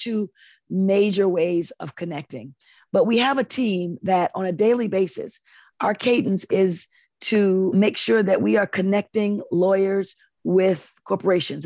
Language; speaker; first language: English; native; English